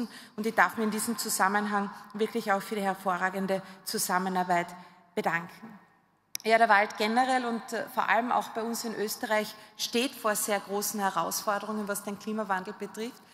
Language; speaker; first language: German; native; German